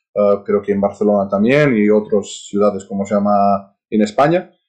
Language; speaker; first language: Spanish; non-native, fluent; Serbian